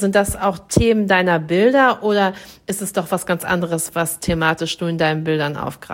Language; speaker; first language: German; native; German